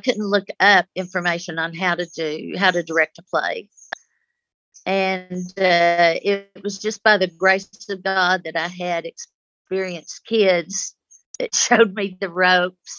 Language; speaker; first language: English; early bilingual, other home language; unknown